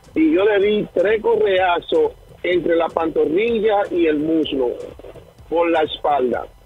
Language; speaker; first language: Spanish; native; Spanish